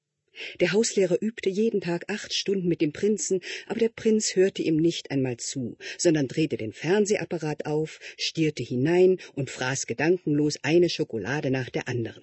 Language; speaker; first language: German; native; German